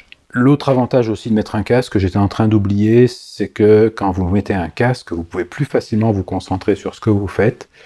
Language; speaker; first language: French; native; French